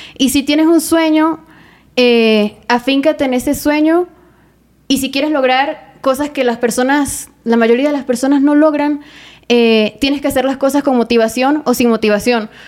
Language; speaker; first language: Spanish; native; Spanish